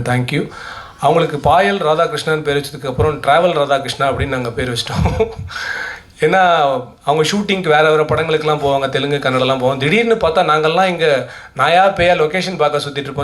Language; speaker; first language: Tamil; native; Tamil